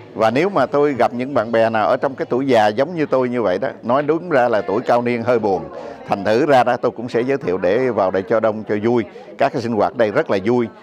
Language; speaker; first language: Vietnamese; native; Vietnamese